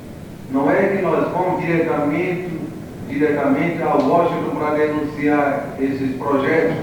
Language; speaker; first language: Portuguese; non-native, local second language; Kayapó